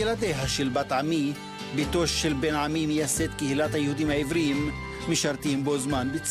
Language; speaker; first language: Hebrew; native; Hebrew